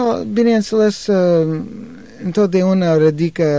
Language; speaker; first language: Romanian; non-native, learner; English